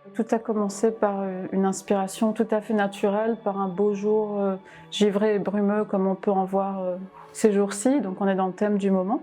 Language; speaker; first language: French; non-native, local second language; Arabic